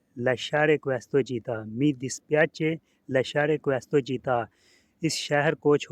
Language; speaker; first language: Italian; non-native, learner; Punjabi